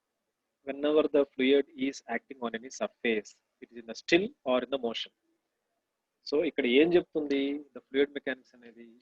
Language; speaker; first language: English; non-native, local second language; Telugu